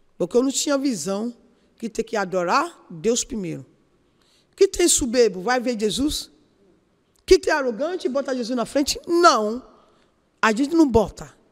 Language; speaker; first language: Portuguese; non-native, learner; Yoruba